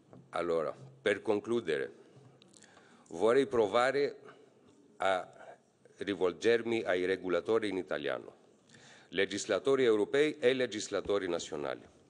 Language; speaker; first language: Italian; non-native, learner; Greek